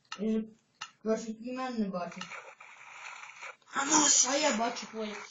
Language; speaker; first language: Ukrainian; native; Ukrainian